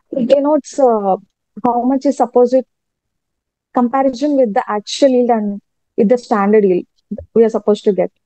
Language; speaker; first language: English; non-native, local second language; Telugu